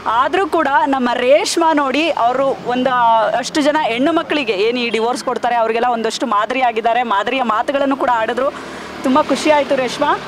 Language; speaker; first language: Kannada; native; Kannada